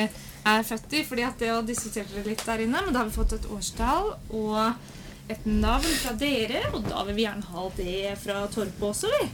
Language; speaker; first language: Norwegian; native; Norwegian